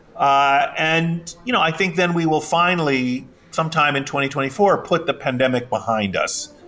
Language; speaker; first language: English; early bilingual, other home language; Greek